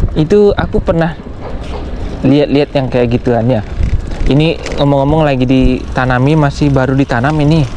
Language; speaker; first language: Indonesian; native; Indonesian